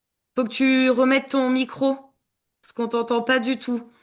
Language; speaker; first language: French; native; French